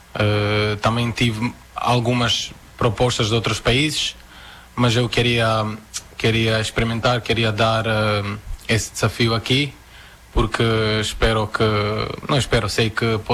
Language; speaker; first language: Portuguese; non-native, fluent; Croatian